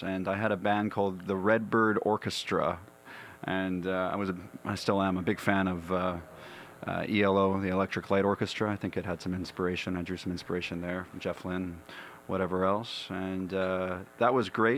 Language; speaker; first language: English; native; English